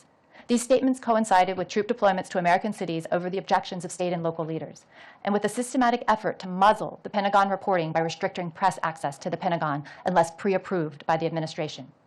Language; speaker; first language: English; native; English